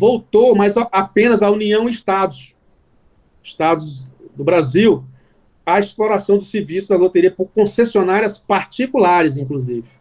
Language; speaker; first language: Portuguese; native; Portuguese